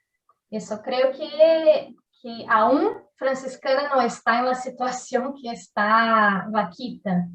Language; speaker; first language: Spanish; non-native, learner; Portuguese